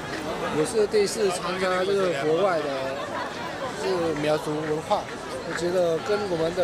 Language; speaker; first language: Chinese; non-native, fluent; Hmong